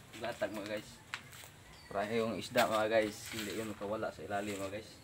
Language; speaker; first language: Filipino; non-native, local second language; Cebuano